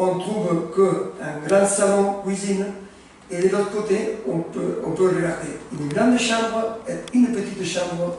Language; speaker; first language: French; non-native, learner; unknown